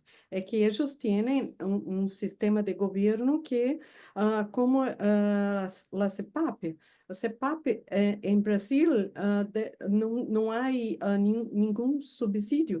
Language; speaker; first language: Spanish; non-native, fluent; Portuguese